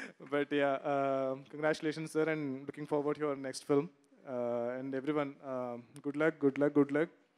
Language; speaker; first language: English; non-native, local second language; Telugu